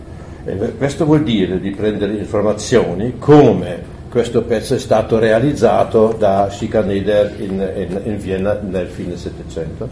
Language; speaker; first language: Italian; non-native, fluent; German